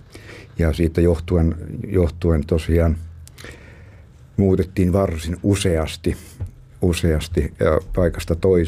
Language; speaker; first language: Finnish; native; Finnish